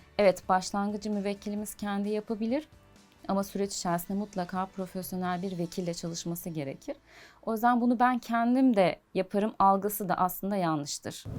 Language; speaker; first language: Turkish; native; Turkish